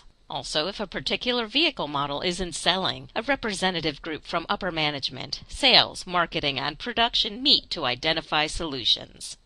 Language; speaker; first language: English; native; English